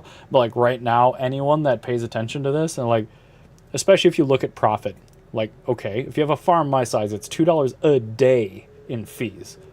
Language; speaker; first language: English; native; English